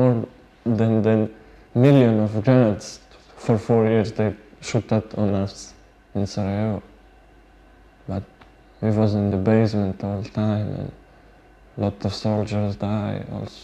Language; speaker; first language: English; non-native, learner; Bosnian